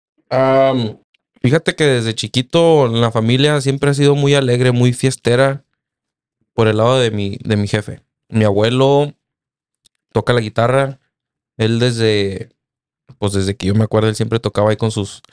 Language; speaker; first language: Spanish; native; Spanish